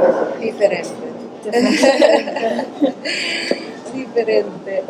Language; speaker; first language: Spanish; early bilingual, other home language; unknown